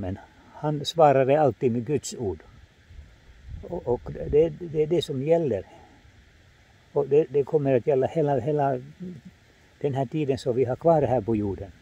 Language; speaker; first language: Swedish; non-native, fluent; Finnish